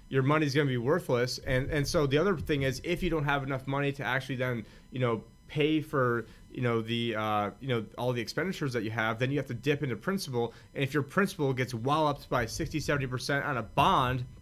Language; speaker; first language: English; native; English